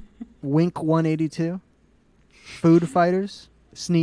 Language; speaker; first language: English; native; English